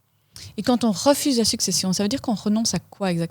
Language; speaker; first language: French; native; French